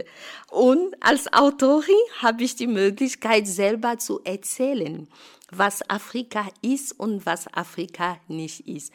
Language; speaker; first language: German; non-native, fluent; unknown